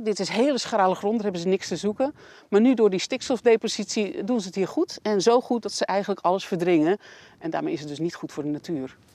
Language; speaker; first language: Dutch; native; Dutch